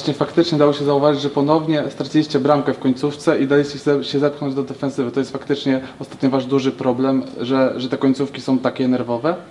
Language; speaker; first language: Polish; native; Polish